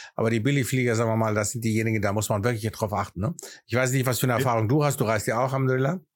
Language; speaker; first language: German; early bilingual, other home language; Greek